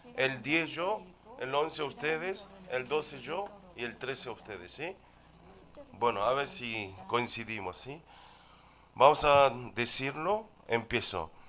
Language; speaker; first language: Spanish; non-native, fluent; Korean